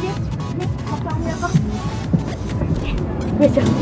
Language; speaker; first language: French; native; French